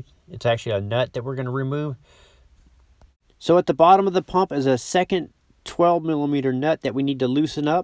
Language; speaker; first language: English; native; English